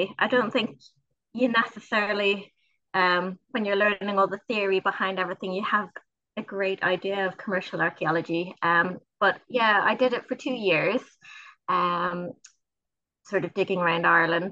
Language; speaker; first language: English; native; English